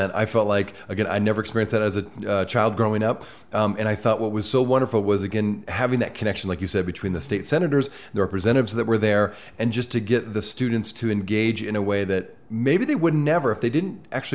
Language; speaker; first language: English; native; English